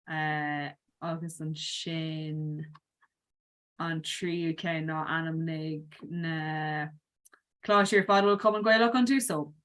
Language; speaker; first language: Irish; non-native, local second language; English